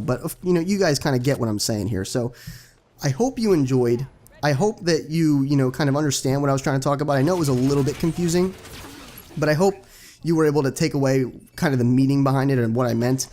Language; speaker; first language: English; native; English